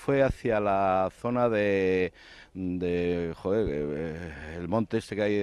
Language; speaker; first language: Spanish; native; Spanish